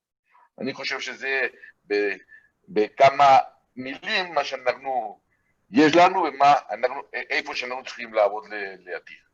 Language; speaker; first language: Hebrew; non-native, fluent; Spanish